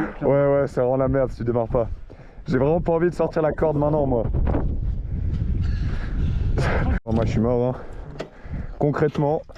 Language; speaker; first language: French; native; French